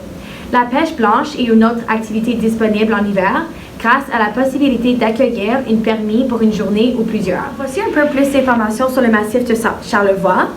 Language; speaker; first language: French; non-native, fluent; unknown